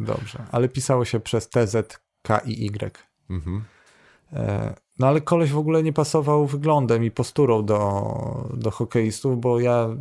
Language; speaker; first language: Polish; native; Polish